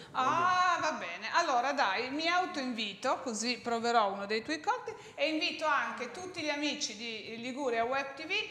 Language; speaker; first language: Italian; native; Italian